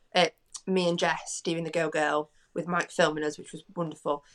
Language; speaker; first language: English; native; English